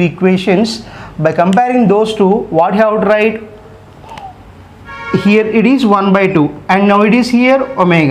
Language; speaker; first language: English; non-native, local second language; Telugu